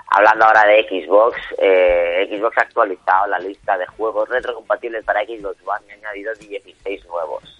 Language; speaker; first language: Spanish; non-native, local second language; Catalan